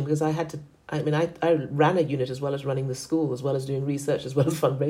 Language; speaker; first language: English; native; English